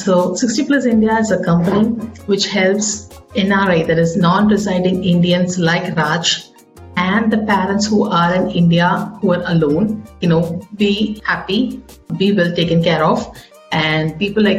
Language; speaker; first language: English; non-native, local second language; Tamil